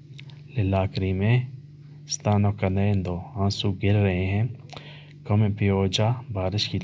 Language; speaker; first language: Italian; non-native, learner; Urdu